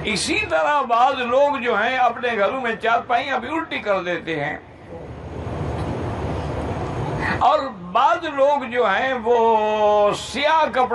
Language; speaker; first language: Urdu; native; Urdu